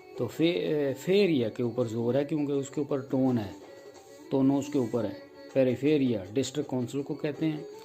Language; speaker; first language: Urdu; non-native, local second language; Punjabi